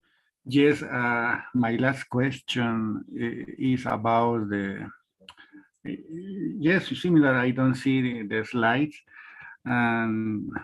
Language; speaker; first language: English; non-native, learner; Spanish